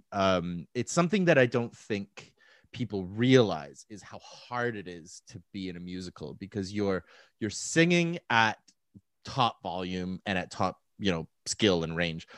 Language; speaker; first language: English; native; English